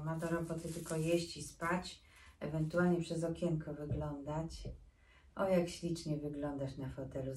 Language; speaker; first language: Polish; native; Polish